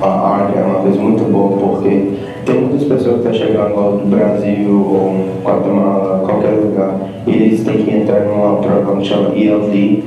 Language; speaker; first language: Portuguese; early bilingual, heritage; Portuguese